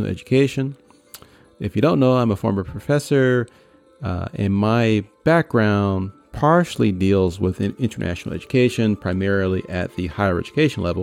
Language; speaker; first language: English; native; English